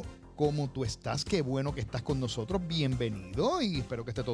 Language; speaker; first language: Spanish; native; Spanish